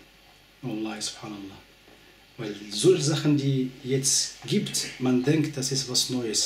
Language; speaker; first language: German; non-native, fluent; Arabic